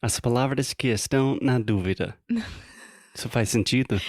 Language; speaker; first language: Portuguese; non-native, fluent; English